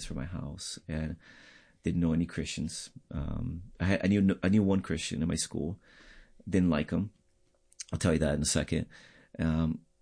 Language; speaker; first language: English; non-native, fluent; Portuguese